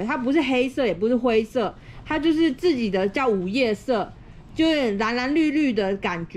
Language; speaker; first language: Chinese; native; Chinese